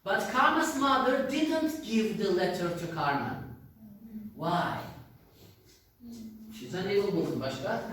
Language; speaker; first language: English; non-native, fluent; Turkish